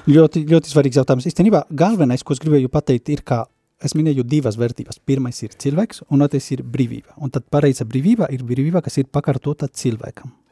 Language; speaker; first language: Latvian; non-native, fluent; Spanish